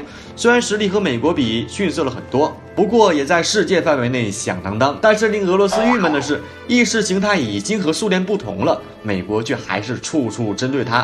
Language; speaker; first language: Chinese; native; Chinese